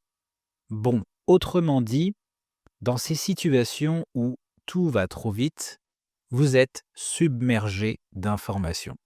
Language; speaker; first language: French; native; French